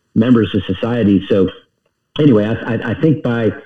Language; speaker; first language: English; native; English